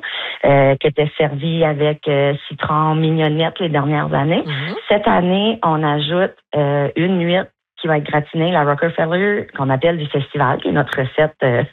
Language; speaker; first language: French; native; French